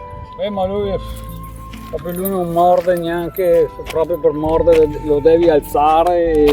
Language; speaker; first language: Italian; native; Italian